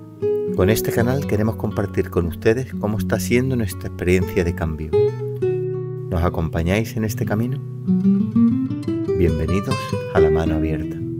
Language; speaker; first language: Spanish; native; Spanish